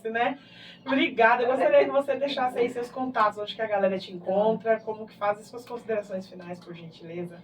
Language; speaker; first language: Portuguese; native; Portuguese